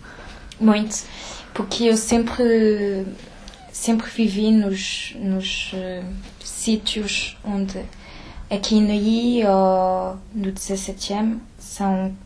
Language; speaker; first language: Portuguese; early bilingual, heritage; French